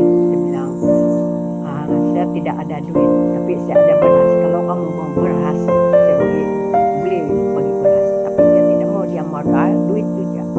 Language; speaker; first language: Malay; non-native, local second language; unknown